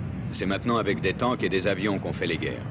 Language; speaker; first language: French; native; French